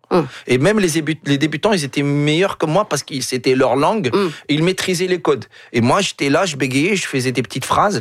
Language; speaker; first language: French; non-native, local second language; Arabic